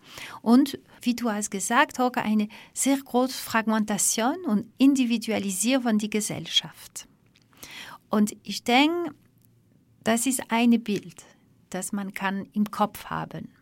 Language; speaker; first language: German; non-native, fluent; French